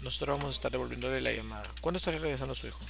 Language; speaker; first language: Spanish; native; Spanish